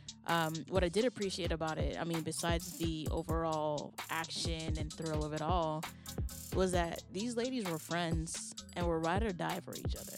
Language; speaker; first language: English; native; English